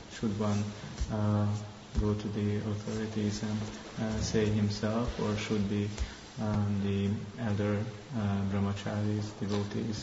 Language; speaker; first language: English; non-native, fluent; Hungarian